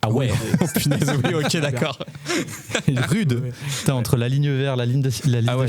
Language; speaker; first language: French; native; French